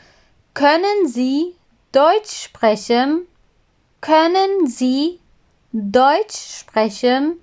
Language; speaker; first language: German; non-native, fluent; Urdu